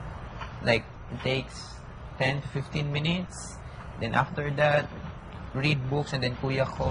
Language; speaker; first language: English; non-native, learner; Filipino